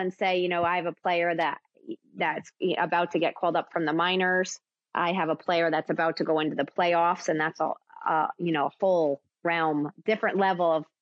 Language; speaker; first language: English; native; English